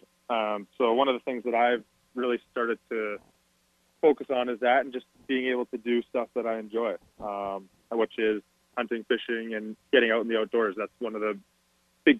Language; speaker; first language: English; native; English